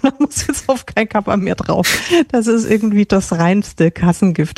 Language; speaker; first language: German; native; German